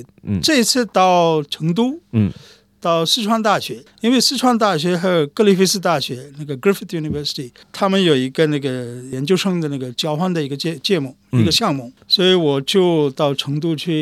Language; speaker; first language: Chinese; non-native, fluent; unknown